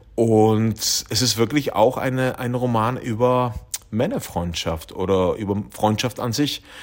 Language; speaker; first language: German; non-native, fluent; Czech